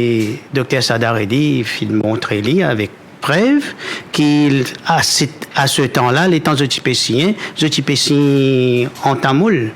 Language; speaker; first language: French; non-native, local second language; Morisyen